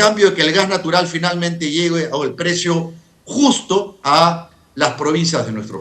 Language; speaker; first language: Spanish; native; Spanish